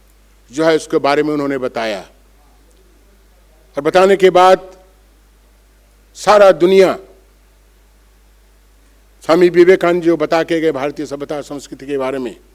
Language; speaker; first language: Hindi; non-native, local second language; Bangla